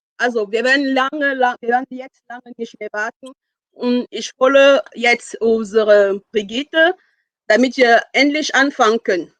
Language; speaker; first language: German; non-native, fluent; French